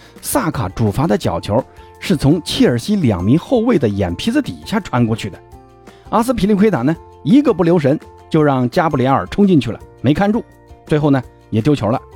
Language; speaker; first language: Chinese; native; Chinese